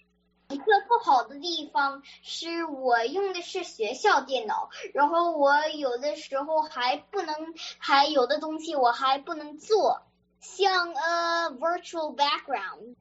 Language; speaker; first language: Chinese; early bilingual, other home language; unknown